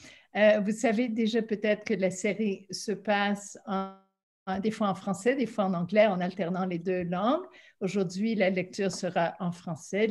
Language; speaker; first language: French; non-native, local second language; English